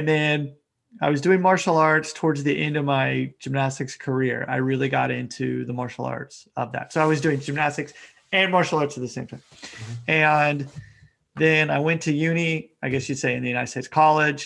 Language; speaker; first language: English; native; English